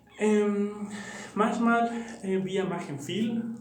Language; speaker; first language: German; non-native, fluent; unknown